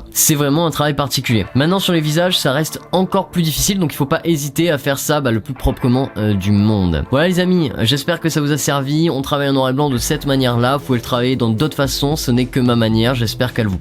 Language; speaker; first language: French; native; French